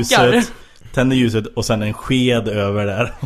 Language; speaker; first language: Swedish; native; Swedish